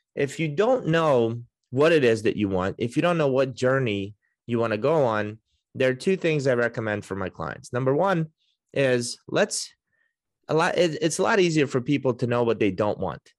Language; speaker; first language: English; early bilingual, other home language; Russian